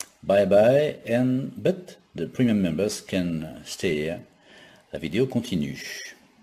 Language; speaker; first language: English; non-native, learner; French